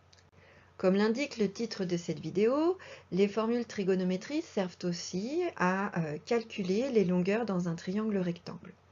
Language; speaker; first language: French; native; French